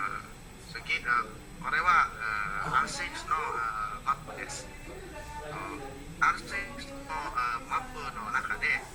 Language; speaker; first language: Japanese; non-native, learner; Indonesian